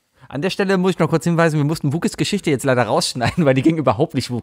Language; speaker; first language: German; native; German